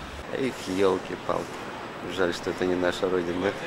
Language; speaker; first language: Russian; native; Russian